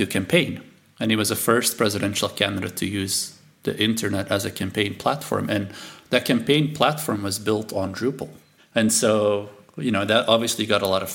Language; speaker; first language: English; non-native, fluent; Dutch